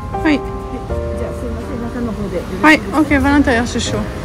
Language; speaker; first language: French; native; French